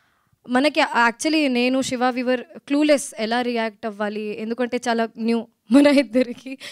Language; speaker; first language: Telugu; non-native, learner; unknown